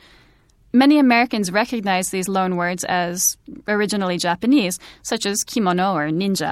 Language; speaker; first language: English; native; English